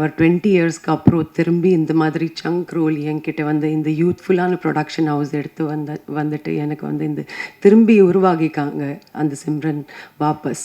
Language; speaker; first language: Tamil; non-native, fluent; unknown